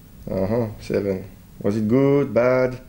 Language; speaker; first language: English; non-native, fluent; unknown